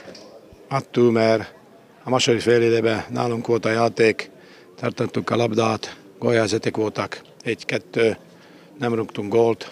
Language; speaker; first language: Hungarian; non-native, fluent; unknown